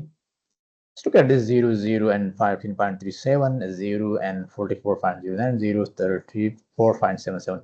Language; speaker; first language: English; non-native, fluent; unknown